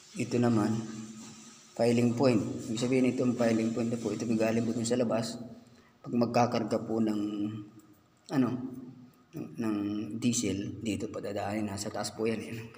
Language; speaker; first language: Filipino; non-native, local second language; Cebuano